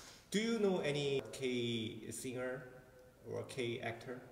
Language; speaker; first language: English; non-native, learner; Korean